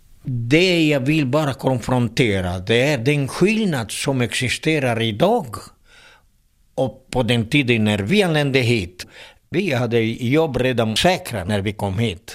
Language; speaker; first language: Swedish; non-native, fluent; Italian